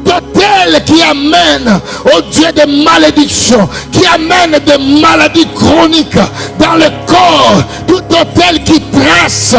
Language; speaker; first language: French; non-native, local second language; Lingala